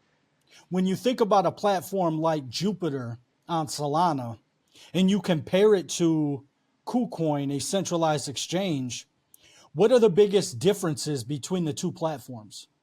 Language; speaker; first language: English; native; English